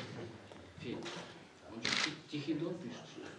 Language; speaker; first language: Russian; native; Russian